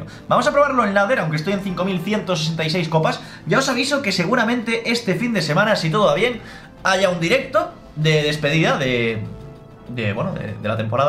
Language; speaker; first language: Spanish; native; Spanish